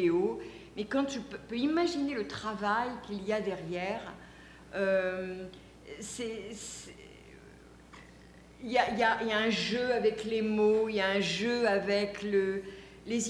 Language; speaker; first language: French; native; French